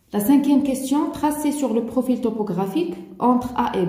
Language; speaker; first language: French; non-native, local second language; Arabic